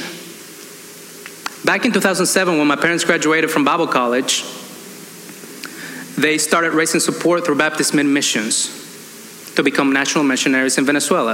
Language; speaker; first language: English; non-native, fluent; Spanish